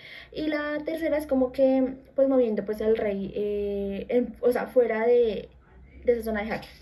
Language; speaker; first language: Spanish; native; Spanish